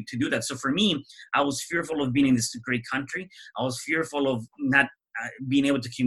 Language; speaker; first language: English; early bilingual, other home language; Spanish